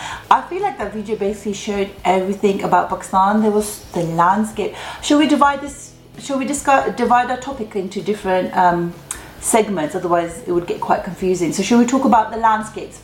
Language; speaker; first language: English; early bilingual, other home language; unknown